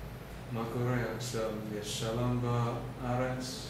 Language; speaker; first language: Hebrew; non-native, learner; Finnish